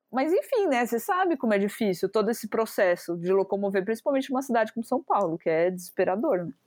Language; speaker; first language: Portuguese; native; Portuguese